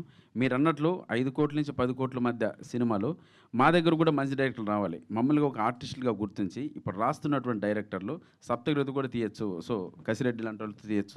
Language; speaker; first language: Telugu; native; Telugu